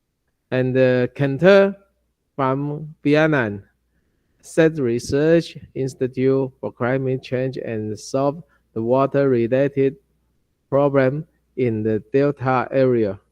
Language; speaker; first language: English; non-native, learner; Chinese